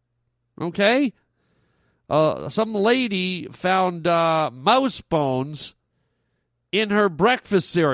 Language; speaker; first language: English; native; English